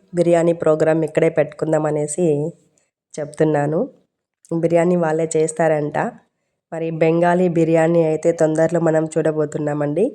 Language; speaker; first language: Telugu; non-native, local second language; Urdu